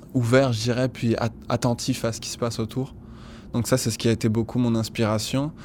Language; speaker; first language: French; native; French